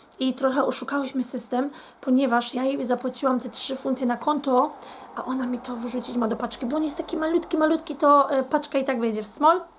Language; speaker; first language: Polish; native; Polish